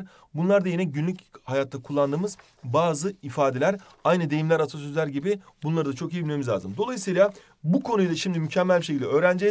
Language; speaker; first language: Turkish; native; Turkish